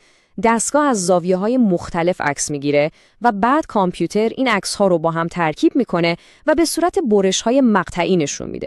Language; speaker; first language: Persian; native; Persian